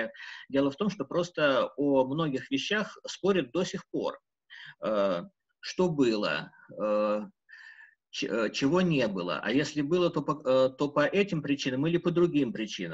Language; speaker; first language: Russian; native; Russian